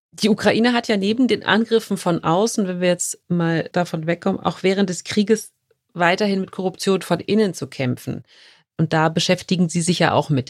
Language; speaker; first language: German; native; German